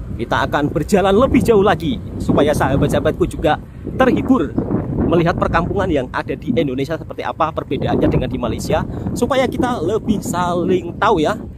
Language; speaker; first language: Indonesian; native; Indonesian